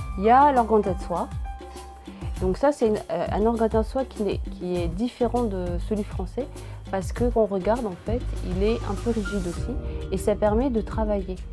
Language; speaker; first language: French; early bilingual, other home language; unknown